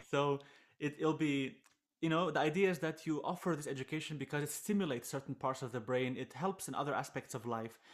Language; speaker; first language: English; non-native, fluent; Arabic